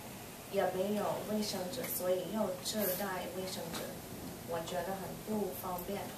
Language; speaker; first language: Chinese; early bilingual, heritage; Chinese